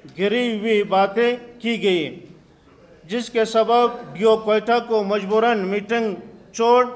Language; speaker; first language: Urdu; non-native, local second language; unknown